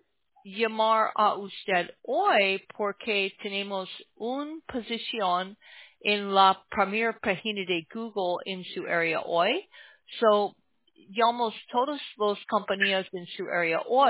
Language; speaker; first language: Spanish; non-native, learner; English